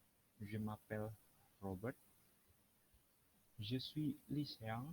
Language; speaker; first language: French; non-native, fluent; Indonesian